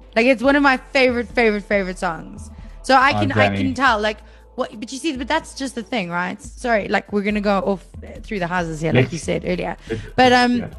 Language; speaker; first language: English; native; English